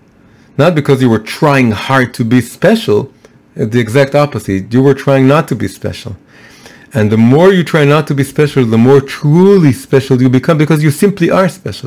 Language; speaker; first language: English; non-native, fluent; Hebrew